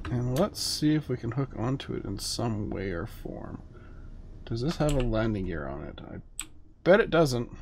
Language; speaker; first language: English; native; English